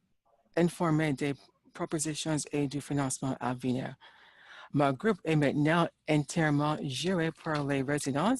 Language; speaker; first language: French; non-native, learner; English